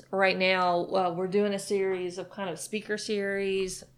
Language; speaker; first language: English; native; English